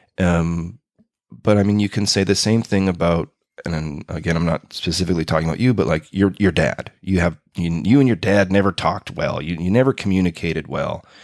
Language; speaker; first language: English; native; English